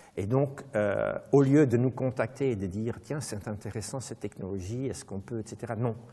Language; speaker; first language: French; non-native, local second language; Dutch